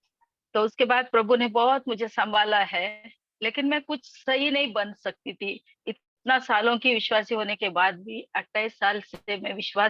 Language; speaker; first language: Hindi; non-native, local second language; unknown